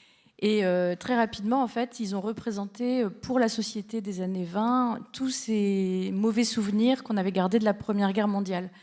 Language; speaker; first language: French; native; French